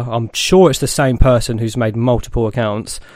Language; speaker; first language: English; native; English